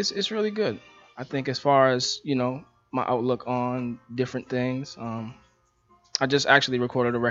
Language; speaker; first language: English; native; English